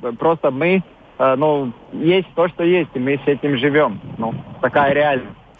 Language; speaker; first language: Russian; non-native, local second language; Latvian